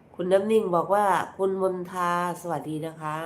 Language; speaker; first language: Thai; native; Thai